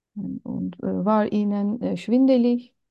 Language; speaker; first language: German; non-native, learner; Turkish